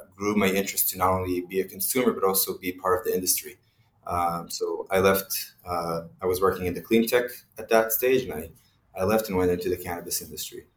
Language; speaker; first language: English; non-native, fluent; Hebrew